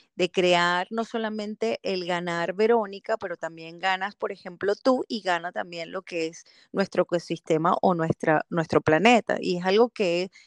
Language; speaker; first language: Spanish; native; Spanish